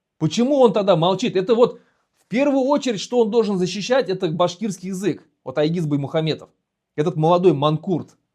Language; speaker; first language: Russian; non-native, local second language; Bashkir